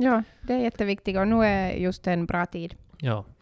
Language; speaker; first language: Swedish; non-native, local second language; Finnish